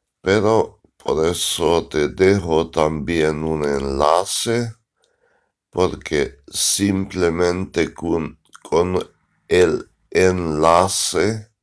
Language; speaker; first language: Spanish; non-native, learner; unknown